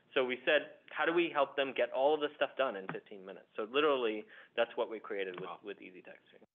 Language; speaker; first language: English; early bilingual, other home language; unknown